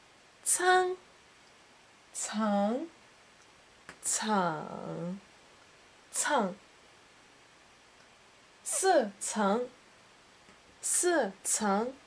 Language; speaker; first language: Chinese; non-native, learner; English